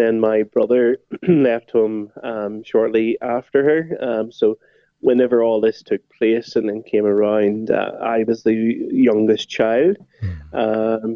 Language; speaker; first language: English; native; English